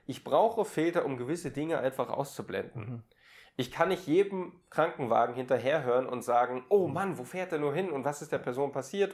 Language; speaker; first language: German; native; German